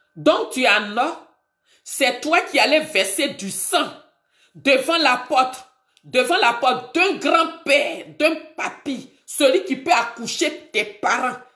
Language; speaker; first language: French; non-native, local second language; Baoulé